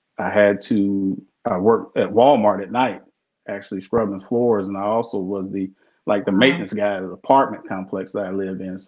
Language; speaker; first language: English; native; English